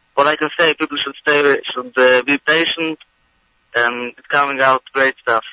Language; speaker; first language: English; non-native, fluent; Hebrew